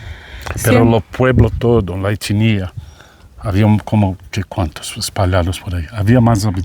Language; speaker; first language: Spanish; non-native, learner; Portuguese